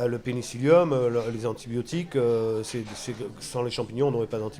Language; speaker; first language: French; native; French